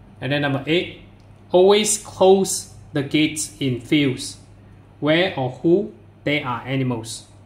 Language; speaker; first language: English; non-native, local second language; Chinese